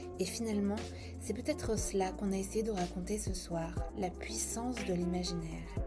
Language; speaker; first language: French; native; French